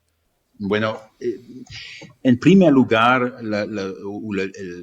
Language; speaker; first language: Spanish; non-native, fluent; German